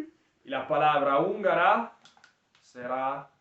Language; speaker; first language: Spanish; non-native, fluent; Hungarian